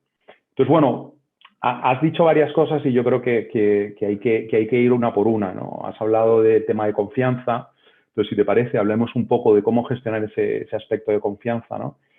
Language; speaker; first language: Spanish; native; Spanish